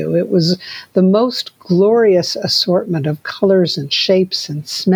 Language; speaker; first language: English; native; English